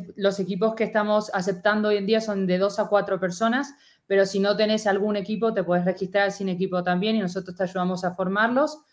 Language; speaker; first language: Spanish; native; Spanish